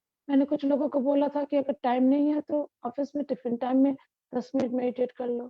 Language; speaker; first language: Hindi; non-native, local second language; Bangla